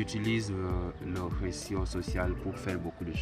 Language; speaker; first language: French; non-native, learner; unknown